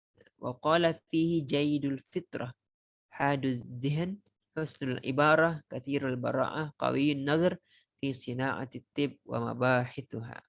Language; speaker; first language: Arabic; non-native, fluent; Indonesian